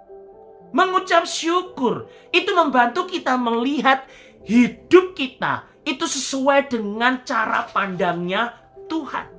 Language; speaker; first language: Indonesian; native; Indonesian